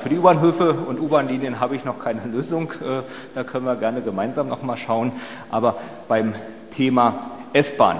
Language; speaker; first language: German; native; German